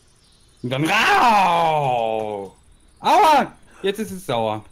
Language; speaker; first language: German; native; German